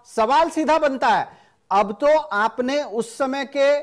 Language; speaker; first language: Hindi; non-native, local second language; Marathi